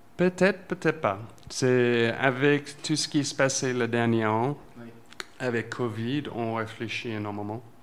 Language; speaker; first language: French; non-native, fluent; English